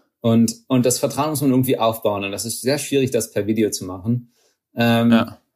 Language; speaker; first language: German; early bilingual, heritage; German